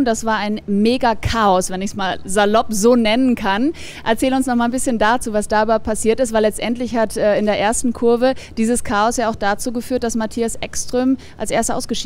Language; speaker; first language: German; native; German